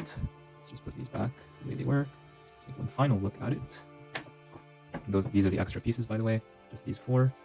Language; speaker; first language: English; native; English